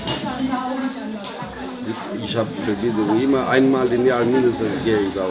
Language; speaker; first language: German; non-native, learner; Albanian